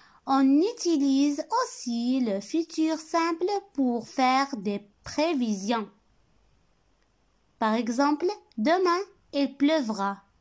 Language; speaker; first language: French; non-native, local second language; Arabic